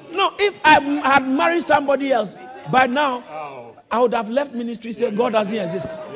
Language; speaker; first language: English; non-native, local second language; Akan